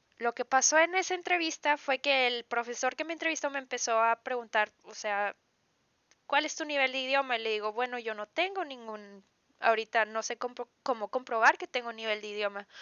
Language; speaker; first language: Spanish; native; Spanish